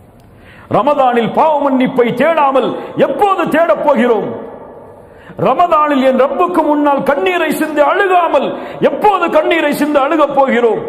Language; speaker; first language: Tamil; native; Tamil